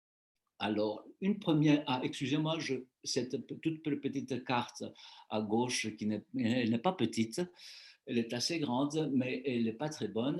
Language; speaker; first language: French; non-native, fluent; Greek